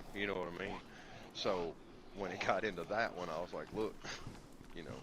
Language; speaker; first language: English; native; English